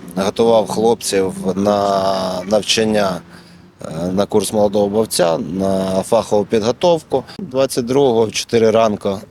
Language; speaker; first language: Ukrainian; non-native, local second language; Russian